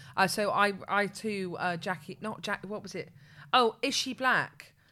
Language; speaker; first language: English; native; English